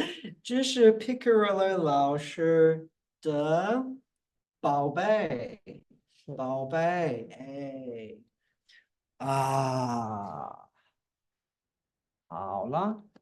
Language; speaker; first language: Chinese; non-native, fluent; English